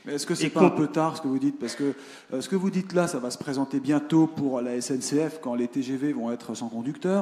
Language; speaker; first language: French; native; French